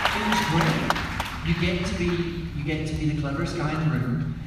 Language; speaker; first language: English; native; English